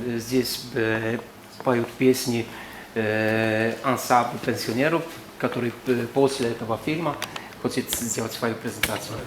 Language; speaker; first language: Russian; non-native, fluent; Polish